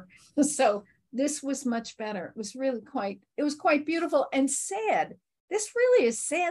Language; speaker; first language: English; native; English